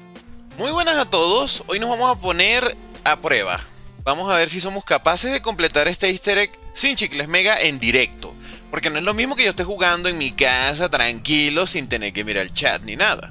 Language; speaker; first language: Spanish; native; Spanish